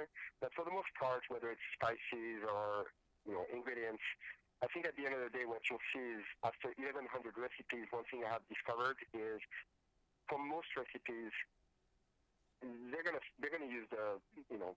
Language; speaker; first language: English; non-native, fluent; French